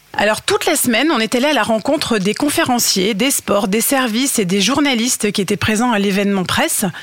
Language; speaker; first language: French; native; French